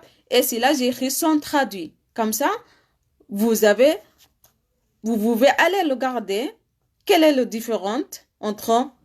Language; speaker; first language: French; non-native, learner; Arabic